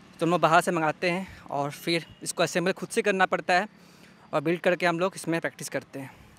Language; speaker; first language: Hindi; native; Hindi